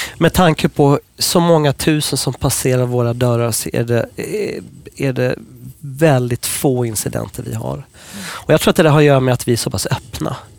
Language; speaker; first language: Swedish; non-native, fluent; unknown